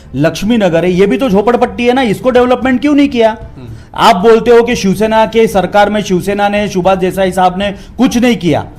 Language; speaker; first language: Hindi; non-native, local second language; Marathi